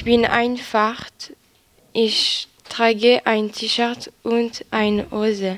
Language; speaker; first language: German; non-native, local second language; French